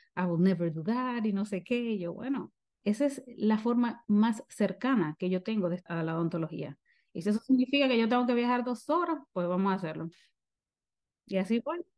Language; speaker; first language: Spanish; native; Spanish